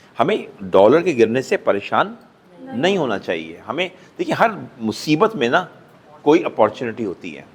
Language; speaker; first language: Urdu; native; Urdu